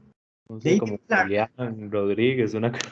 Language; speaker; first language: Spanish; native; Spanish